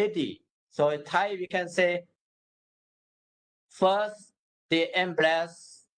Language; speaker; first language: English; non-native, learner; Burmese